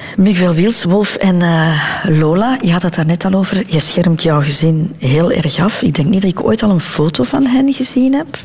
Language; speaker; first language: Dutch; native; Dutch